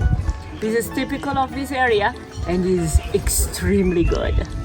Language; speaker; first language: English; non-native, fluent; Italian